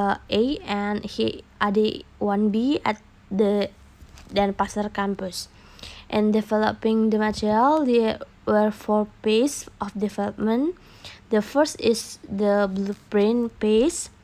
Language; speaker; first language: English; non-native, learner; Indonesian